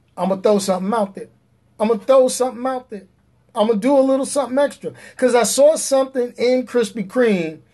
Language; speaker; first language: English; native; English